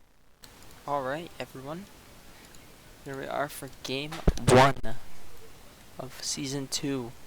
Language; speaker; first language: English; native; English